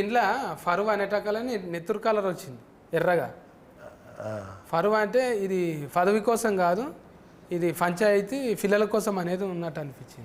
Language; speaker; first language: Telugu; native; Telugu